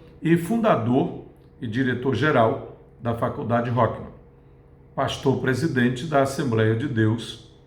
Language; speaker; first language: Portuguese; native; Portuguese